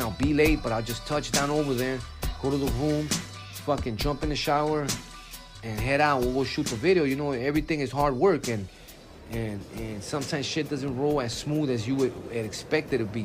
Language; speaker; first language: English; early bilingual, other home language; Spanish